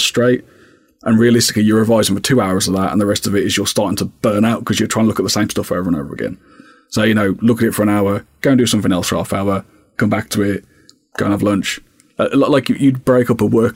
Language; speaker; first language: English; native; English